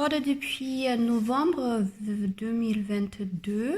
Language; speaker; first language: French; non-native, learner; German